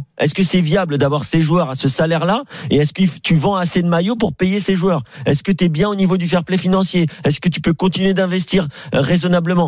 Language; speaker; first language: French; native; French